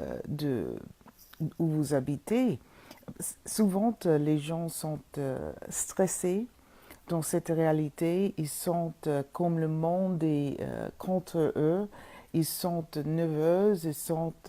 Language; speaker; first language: French; non-native, fluent; English